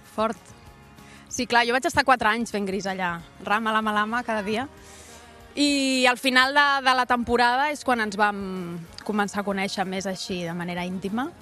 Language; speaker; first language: Catalan; non-native, local second language; Spanish